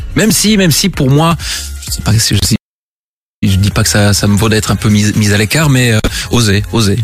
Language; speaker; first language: French; native; French